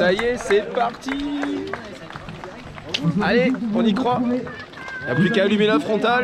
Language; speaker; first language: French; native; French